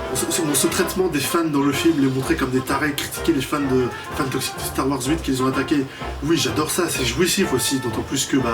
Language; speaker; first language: French; native; French